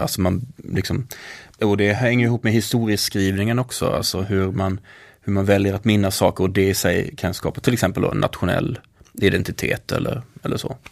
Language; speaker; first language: Swedish; native; Swedish